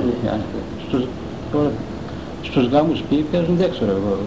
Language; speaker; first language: Greek; non-native, local second language; Turkish